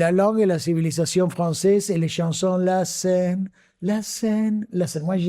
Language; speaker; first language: French; non-native, fluent; Spanish